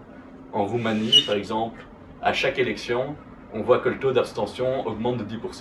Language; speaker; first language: French; native; French